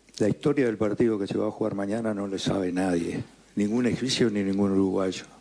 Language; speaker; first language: Spanish; native; Spanish